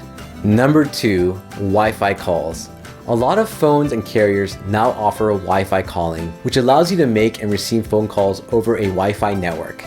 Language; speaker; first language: English; native; English